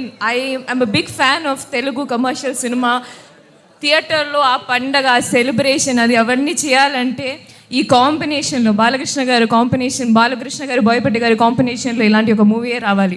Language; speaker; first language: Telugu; non-native, local second language; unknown